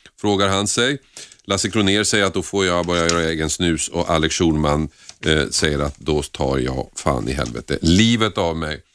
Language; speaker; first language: Swedish; native; Swedish